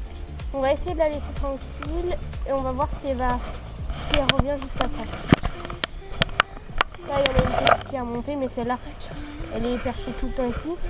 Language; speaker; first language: French; native; French